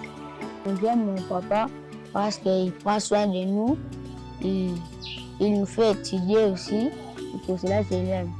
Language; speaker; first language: French; non-native, local second language; Lingala